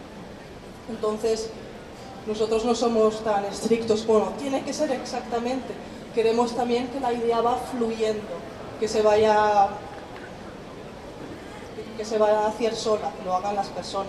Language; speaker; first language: Spanish; non-native, fluent; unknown